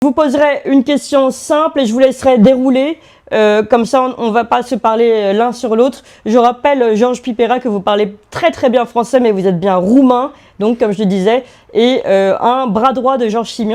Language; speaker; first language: French; native; French